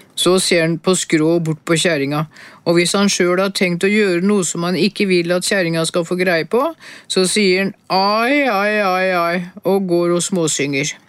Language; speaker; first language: Norwegian; native; Norwegian